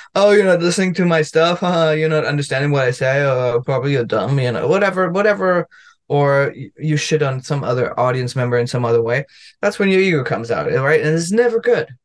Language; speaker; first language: English; non-native, fluent; German